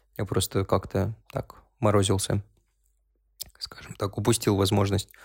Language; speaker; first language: Russian; native; Russian